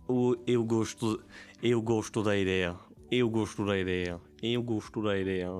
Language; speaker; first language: Portuguese; non-native, learner; German